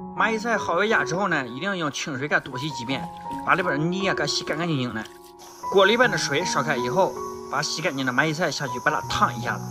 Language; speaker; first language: Chinese; native; Chinese